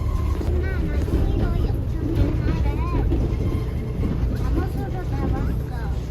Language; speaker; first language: Korean; early bilingual, heritage; Korean